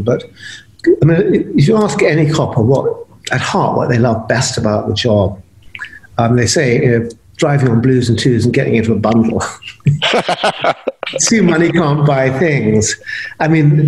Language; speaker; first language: English; native; English